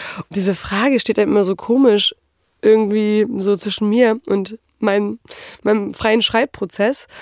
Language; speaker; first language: German; early bilingual, other home language; Polish